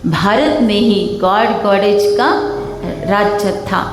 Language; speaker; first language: Hindi; non-native, local second language; Kannada